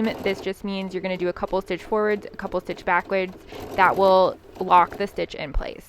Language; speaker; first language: English; native; English